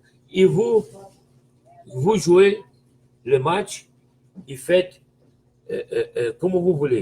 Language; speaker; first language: French; non-native, fluent; Portuguese